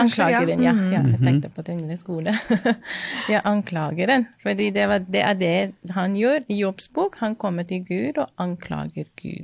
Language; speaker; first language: Norwegian; non-native, fluent; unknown